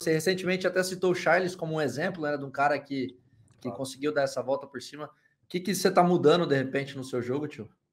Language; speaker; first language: Portuguese; native; Portuguese